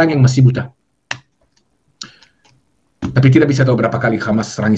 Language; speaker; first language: Indonesian; non-native, fluent; Hebrew